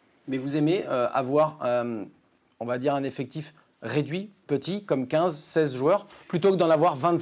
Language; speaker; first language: French; native; French